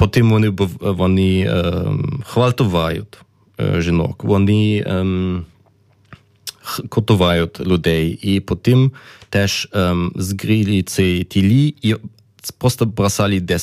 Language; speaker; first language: Ukrainian; early bilingual, heritage; German